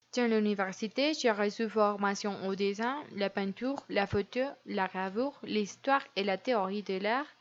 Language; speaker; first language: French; non-native, learner; Spanish